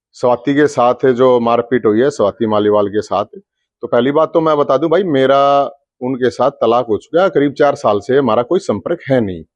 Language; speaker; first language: Hindi; native; Hindi